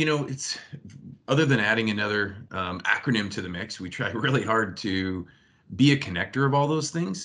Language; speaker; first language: English; native; English